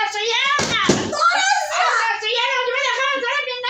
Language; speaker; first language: Arabic; native; Arabic